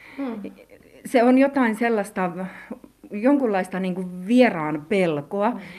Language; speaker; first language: Finnish; native; Finnish